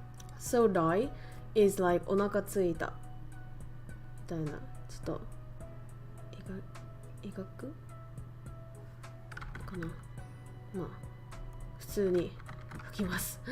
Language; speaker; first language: Japanese; non-native, fluent; Vietnamese